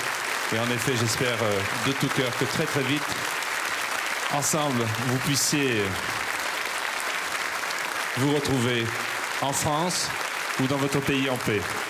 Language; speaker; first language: French; native; French